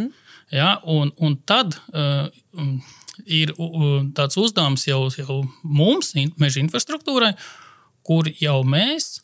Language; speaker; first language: Latvian; native; Latvian